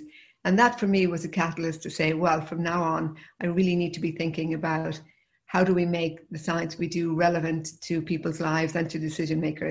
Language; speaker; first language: English; native; English